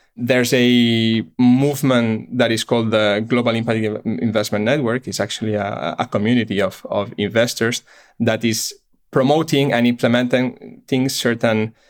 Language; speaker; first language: English; non-native, fluent; Catalan